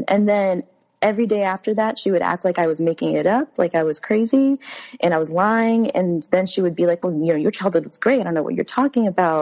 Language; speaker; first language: English; native; English